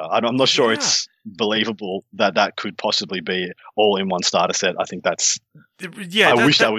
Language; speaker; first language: English; native; English